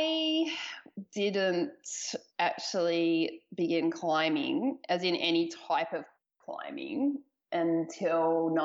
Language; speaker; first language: English; native; English